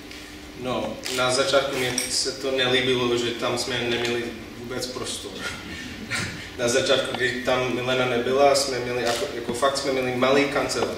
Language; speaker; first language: Czech; non-native, learner; English